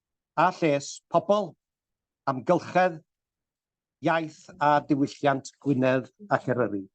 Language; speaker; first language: Welsh; native; Welsh